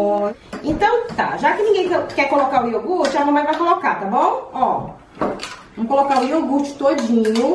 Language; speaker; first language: Portuguese; native; Portuguese